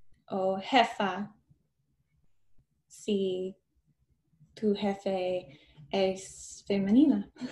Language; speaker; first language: Spanish; non-native, learner; English